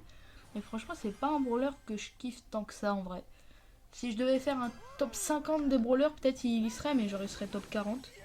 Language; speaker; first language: French; native; French